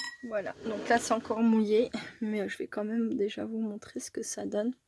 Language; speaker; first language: French; native; French